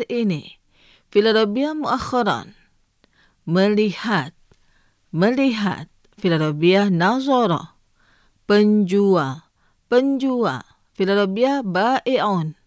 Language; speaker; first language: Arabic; non-native, fluent; Indonesian